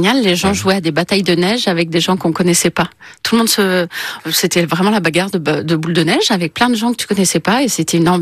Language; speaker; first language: French; native; French